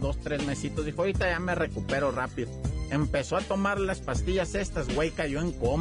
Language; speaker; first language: Spanish; native; Spanish